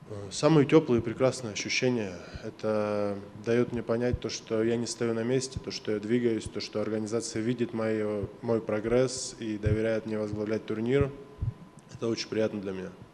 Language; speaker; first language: Russian; native; Russian